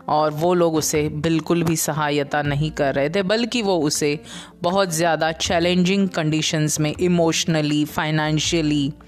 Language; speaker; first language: Hindi; non-native, local second language; Marathi